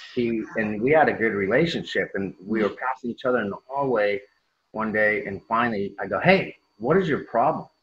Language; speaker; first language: English; native; English